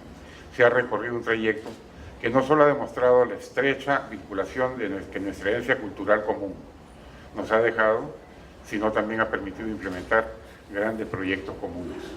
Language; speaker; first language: Spanish; native; Spanish